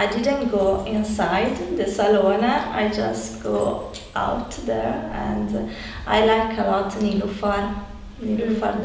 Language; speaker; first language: English; non-native, learner; Italian